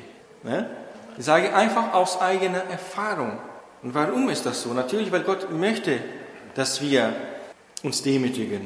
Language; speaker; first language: German; non-native, fluent; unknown